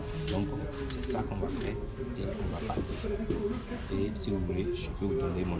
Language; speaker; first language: French; non-native, local second language; Fon